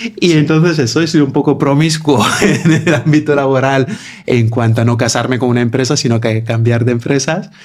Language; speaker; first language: Spanish; non-native, fluent; Italian